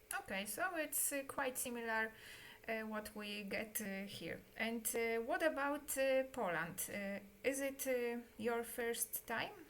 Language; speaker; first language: English; non-native, learner; Polish